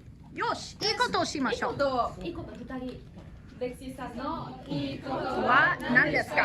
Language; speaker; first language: Japanese; non-native, fluent; English